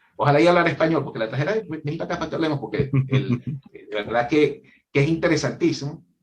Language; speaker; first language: Spanish; native; Spanish